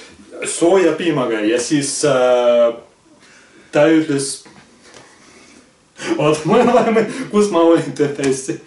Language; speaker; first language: Estonian; non-native, local second language; Russian